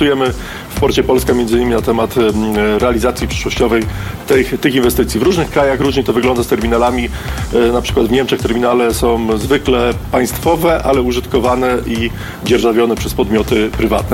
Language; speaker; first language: Polish; native; Polish